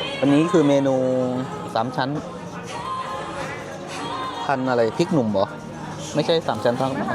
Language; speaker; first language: Thai; native; Thai